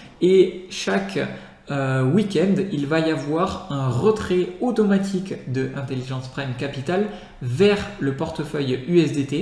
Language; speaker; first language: French; native; French